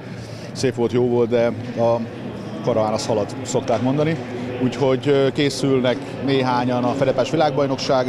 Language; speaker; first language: Hungarian; native; Hungarian